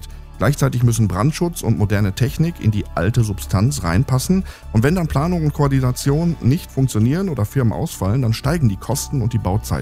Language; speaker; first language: German; native; German